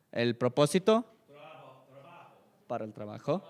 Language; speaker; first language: Spanish; native; Spanish